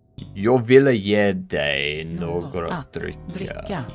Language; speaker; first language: Swedish; non-native, learner; English